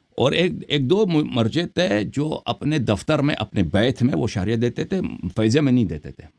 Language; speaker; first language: Urdu; early bilingual, heritage; Urdu